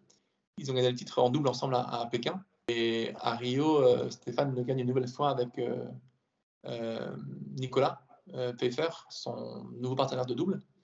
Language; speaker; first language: French; native; French